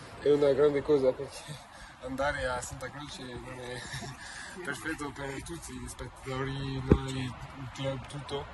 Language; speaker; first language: Italian; non-native, learner; French